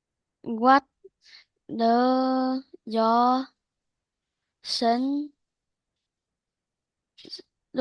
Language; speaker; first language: English; non-native, learner; Vietnamese